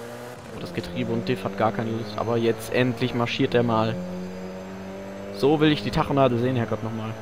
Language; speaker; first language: German; native; German